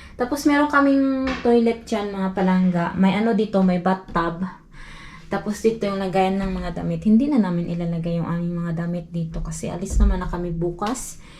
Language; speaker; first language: Filipino; non-native, local second language; Cebuano